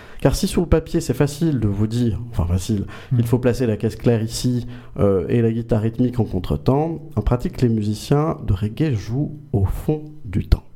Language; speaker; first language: French; native; French